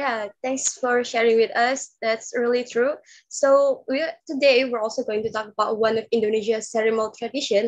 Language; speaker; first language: English; non-native, fluent; Indonesian